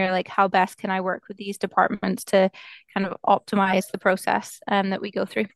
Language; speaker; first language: English; native; English